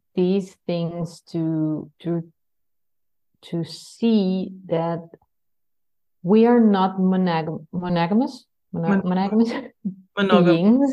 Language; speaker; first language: English; non-native, fluent; Dutch